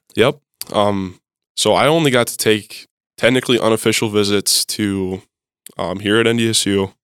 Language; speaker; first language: English; native; English